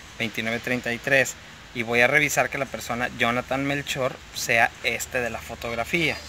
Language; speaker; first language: Spanish; native; Spanish